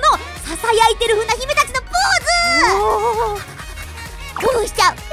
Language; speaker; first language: Japanese; native; Japanese